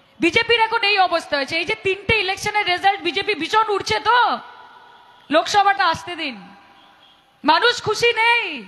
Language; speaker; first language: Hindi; non-native, local second language; Bangla